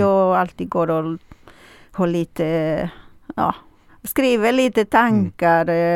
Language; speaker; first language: Swedish; non-native, fluent; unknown